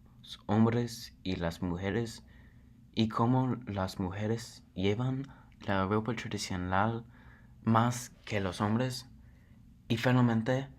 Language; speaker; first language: Spanish; non-native, learner; English